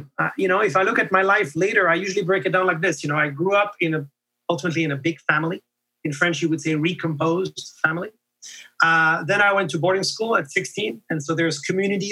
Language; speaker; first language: English; non-native, fluent; French